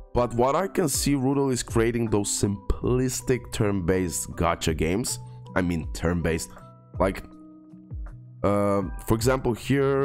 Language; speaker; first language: English; non-native, fluent; Croatian